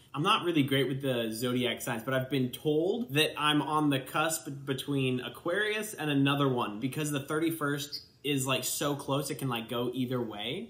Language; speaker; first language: English; native; English